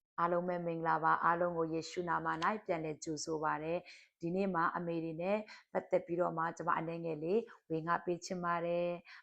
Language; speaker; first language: Burmese; non-native, local second language; Tedim Chin